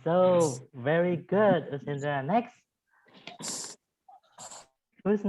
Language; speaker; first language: English; non-native, fluent; Indonesian